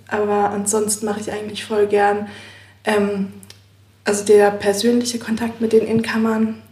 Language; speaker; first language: German; native; German